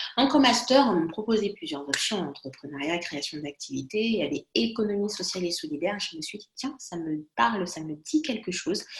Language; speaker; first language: French; non-native, local second language; Lingala